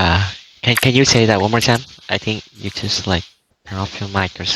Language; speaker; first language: English; non-native, learner; Vietnamese